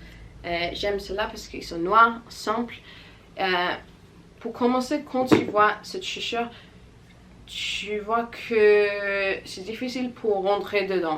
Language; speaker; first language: French; non-native, learner; English